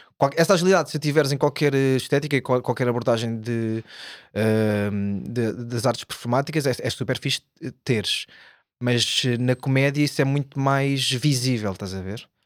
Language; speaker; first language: Portuguese; native; Portuguese